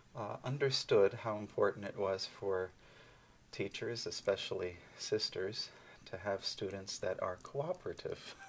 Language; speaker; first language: English; native; English